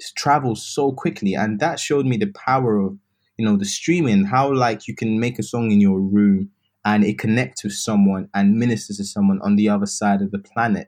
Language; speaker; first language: English; native; English